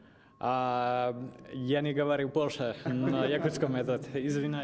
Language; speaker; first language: Russian; non-native, learner; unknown